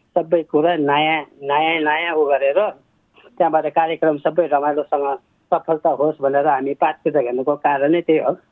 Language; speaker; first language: Nepali; non-native, local second language; Sherpa